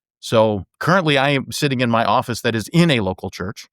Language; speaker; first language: English; native; English